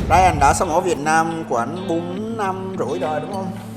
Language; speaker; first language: Vietnamese; non-native, fluent; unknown